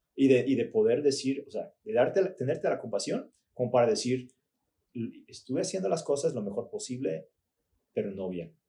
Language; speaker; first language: Spanish; early bilingual, other home language; English